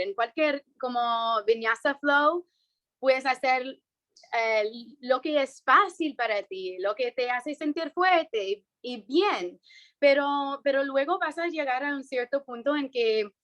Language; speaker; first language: Spanish; non-native, fluent; English